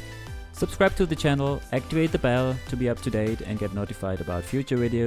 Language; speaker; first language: English; non-native, fluent; German